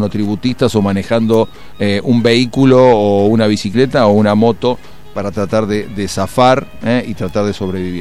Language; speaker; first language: Spanish; native; Spanish